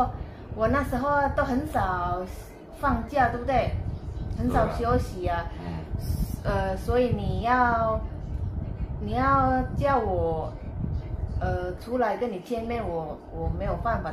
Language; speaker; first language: Chinese; non-native, fluent; Indonesian